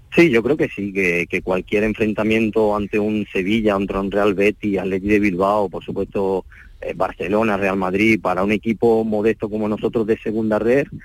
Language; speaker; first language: Spanish; native; Spanish